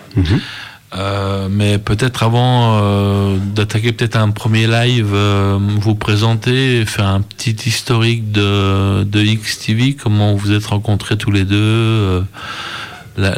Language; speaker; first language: French; native; French